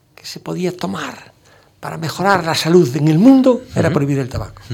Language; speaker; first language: Spanish; native; Spanish